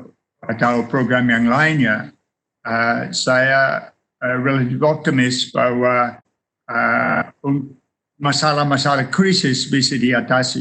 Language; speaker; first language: Indonesian; non-native, fluent; English